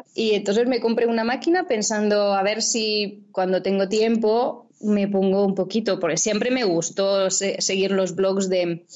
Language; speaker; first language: Spanish; non-native, fluent; French